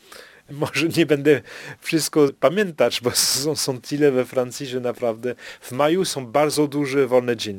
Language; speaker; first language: Polish; non-native, fluent; French